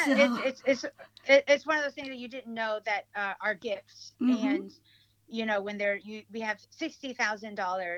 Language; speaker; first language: English; early bilingual, other home language; Hiligaynon